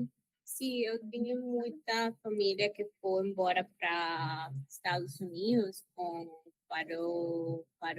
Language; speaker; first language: Portuguese; non-native, learner; Spanish